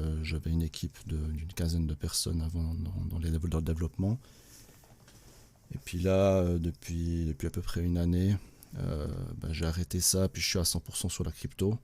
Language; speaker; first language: French; native; French